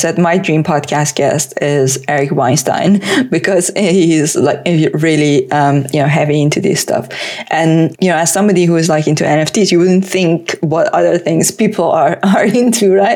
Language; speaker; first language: English; non-native, fluent; Persian